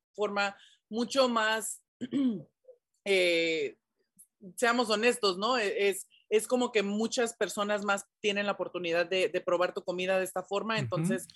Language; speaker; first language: Spanish; early bilingual, heritage; Spanish